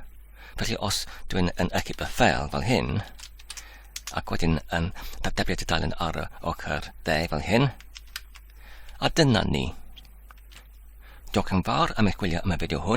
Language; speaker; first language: Welsh; non-native, learner; English